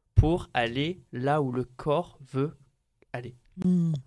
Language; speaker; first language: French; native; French